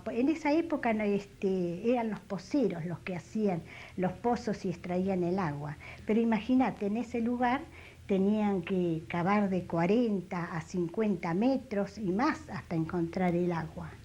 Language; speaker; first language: Spanish; native; Spanish